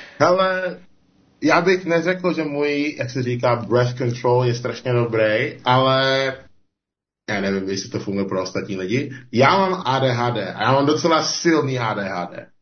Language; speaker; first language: Czech; non-native, fluent; English